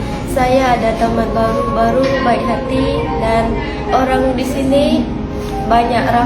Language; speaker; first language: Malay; non-native, learner; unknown